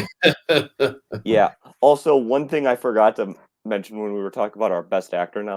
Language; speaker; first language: English; native; English